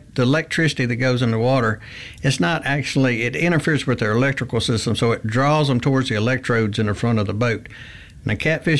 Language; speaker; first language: English; native; English